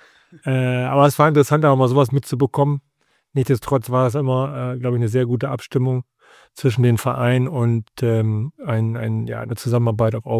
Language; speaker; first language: German; native; German